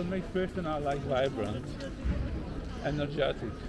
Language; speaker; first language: English; non-native, local second language; Albanian